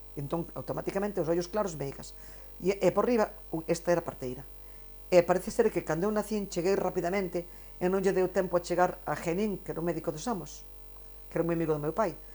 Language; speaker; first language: Galician; non-native, local second language; Spanish